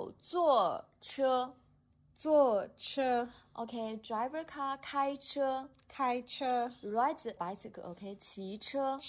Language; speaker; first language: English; non-native, fluent; Chinese